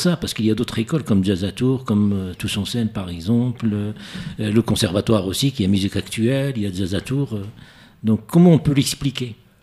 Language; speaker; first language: French; non-native, local second language; Arabic